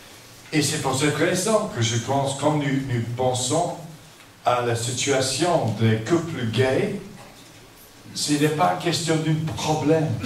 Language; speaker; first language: French; non-native, fluent; English